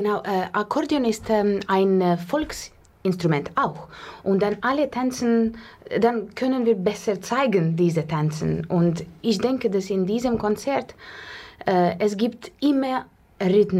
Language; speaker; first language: German; non-native, fluent; Russian